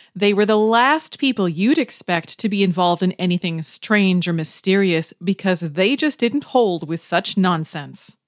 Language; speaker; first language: English; native; English